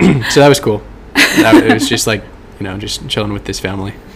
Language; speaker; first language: English; native; English